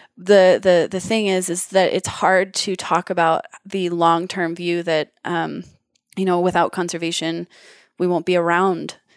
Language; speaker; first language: English; native; English